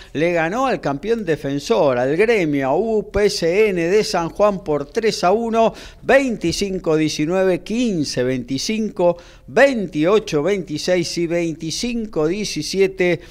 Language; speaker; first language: Spanish; native; Spanish